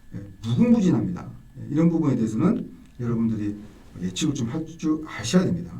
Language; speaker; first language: Korean; native; Korean